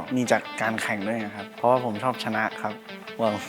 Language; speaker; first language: Thai; early bilingual, heritage; Spanish